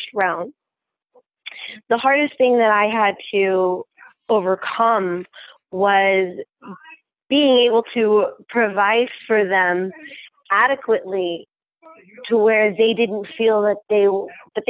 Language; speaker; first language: English; native; English